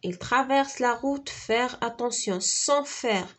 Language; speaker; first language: French; non-native, local second language; Arabic